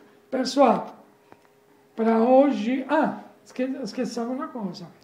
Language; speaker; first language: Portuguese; non-native, fluent; Italian